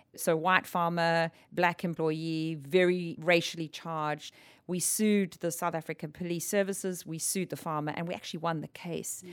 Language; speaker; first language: English; native; English